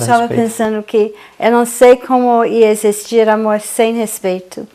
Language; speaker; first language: Portuguese; non-native, fluent; English